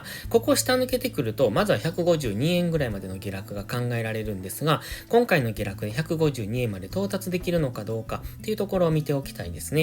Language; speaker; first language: Japanese; native; Japanese